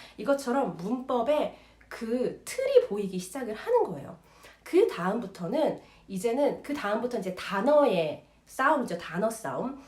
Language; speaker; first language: Korean; native; Korean